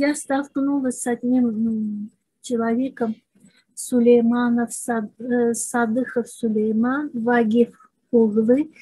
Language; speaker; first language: Russian; non-native, local second language; Azerbaijani